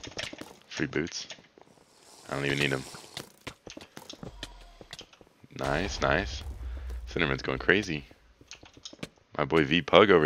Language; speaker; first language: English; native; English